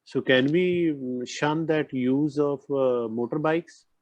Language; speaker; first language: English; non-native, local second language; Punjabi